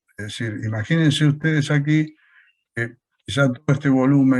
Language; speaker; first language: Spanish; native; Spanish